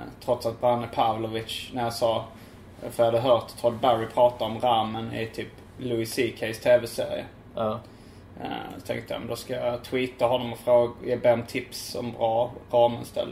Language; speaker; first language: Swedish; native; Swedish